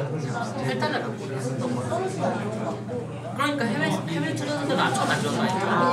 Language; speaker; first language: Korean; native; Korean